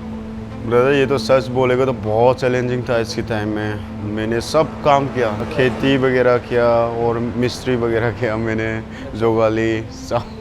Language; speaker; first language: Hindi; non-native, local second language; Manipuri